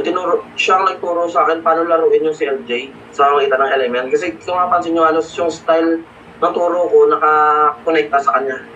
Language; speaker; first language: Filipino; non-native, local second language; Hiligaynon